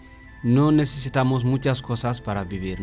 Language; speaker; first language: Spanish; non-native, learner; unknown